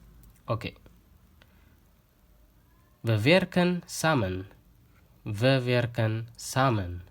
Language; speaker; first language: Dutch; non-native, fluent; Tigrinya